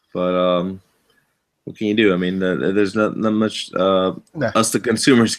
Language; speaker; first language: English; native; English